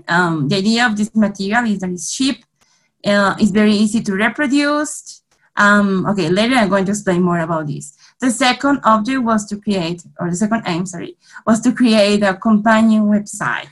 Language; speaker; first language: English; non-native, fluent; Spanish